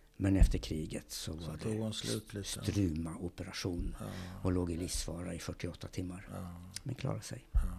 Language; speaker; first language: Swedish; early bilingual, other home language; Hungarian